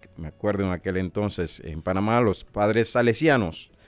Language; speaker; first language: Spanish; native; Spanish